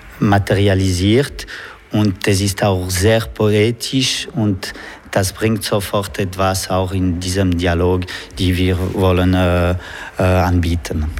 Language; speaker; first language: German; non-native, local second language; French